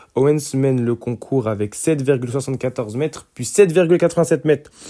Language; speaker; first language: French; native; French